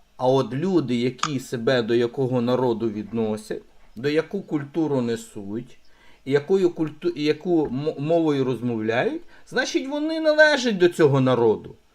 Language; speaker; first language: Ukrainian; non-native, local second language; Russian